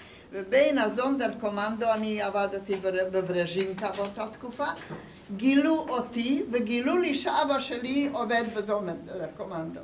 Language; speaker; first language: Hebrew; non-native, fluent; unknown